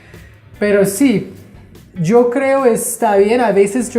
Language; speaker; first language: Spanish; non-native, fluent; English